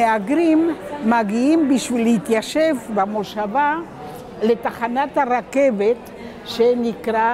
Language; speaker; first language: Hebrew; non-native, local second language; Spanish